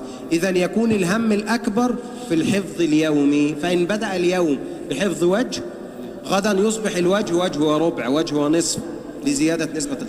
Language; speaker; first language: Arabic; native; Arabic